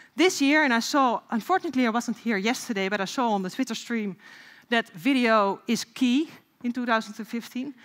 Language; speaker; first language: English; non-native, fluent; Dutch